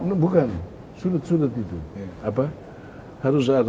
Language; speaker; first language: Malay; non-native, local second language; Portuguese